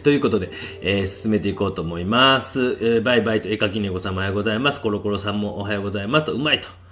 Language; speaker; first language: Japanese; native; Japanese